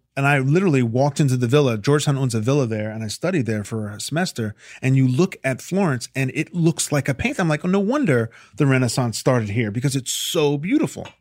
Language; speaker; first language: English; native; English